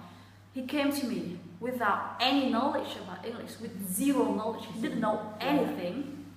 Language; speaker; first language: English; non-native, fluent; Vietnamese